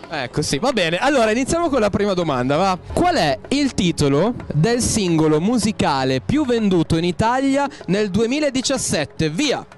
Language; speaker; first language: Italian; native; Italian